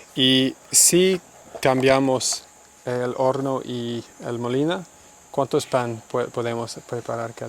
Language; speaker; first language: Spanish; non-native, learner; English